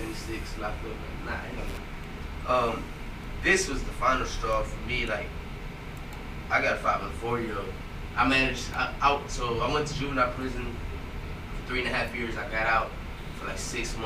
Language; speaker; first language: English; native; English